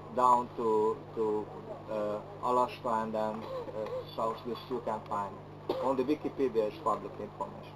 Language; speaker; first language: English; non-native, fluent; Hungarian